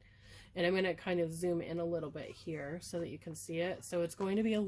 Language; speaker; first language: English; native; English